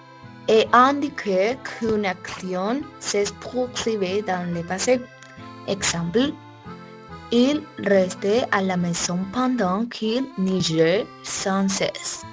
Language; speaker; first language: French; non-native, learner; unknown